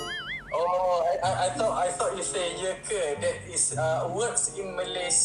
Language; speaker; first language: English; non-native, local second language; Malay